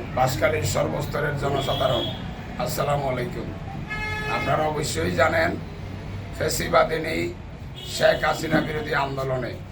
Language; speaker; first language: Bangla; native; Bangla